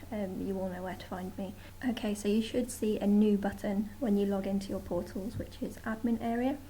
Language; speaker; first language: English; native; English